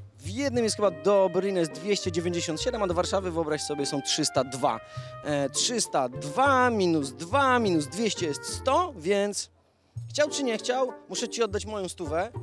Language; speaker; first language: Polish; native; Polish